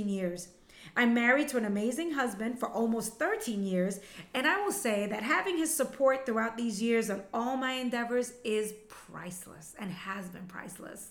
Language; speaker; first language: English; early bilingual, other home language; Spanish